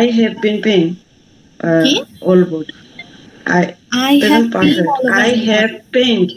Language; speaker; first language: English; non-native, learner; Bangla